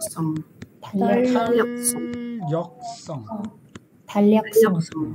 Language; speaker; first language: Korean; native; Korean